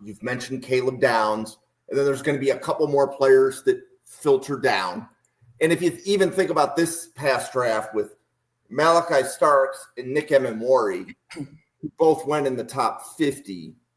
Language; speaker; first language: English; native; English